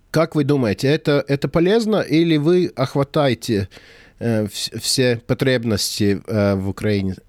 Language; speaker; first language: Russian; non-native, fluent; Latvian